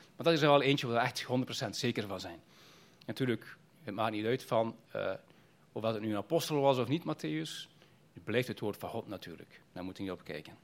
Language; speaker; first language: Dutch; native; Dutch